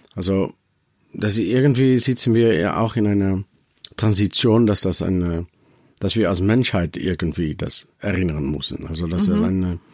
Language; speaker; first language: German; non-native, learner; Dutch